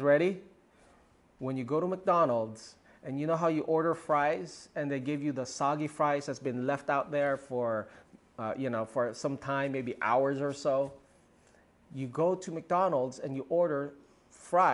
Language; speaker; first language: English; non-native, local second language; Filipino